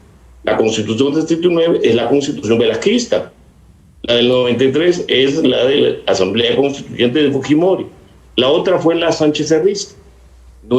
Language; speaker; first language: Spanish; native; Spanish